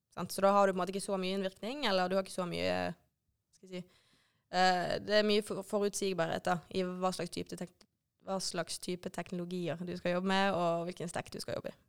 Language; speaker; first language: Norwegian; native; Norwegian